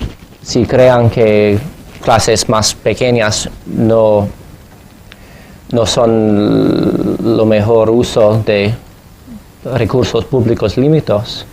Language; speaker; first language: Spanish; non-native, fluent; English